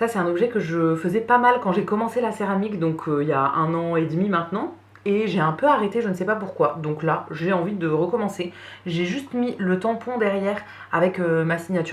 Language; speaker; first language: French; native; French